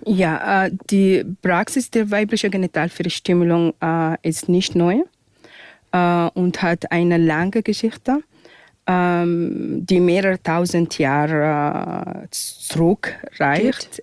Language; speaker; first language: German; non-native, fluent; Arabic